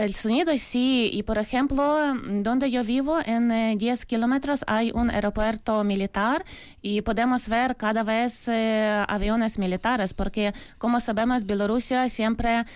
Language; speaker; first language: Spanish; non-native, learner; Ukrainian